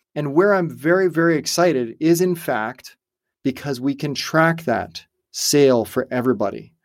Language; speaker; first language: English; native; English